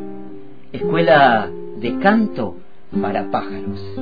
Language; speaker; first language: Spanish; native; Spanish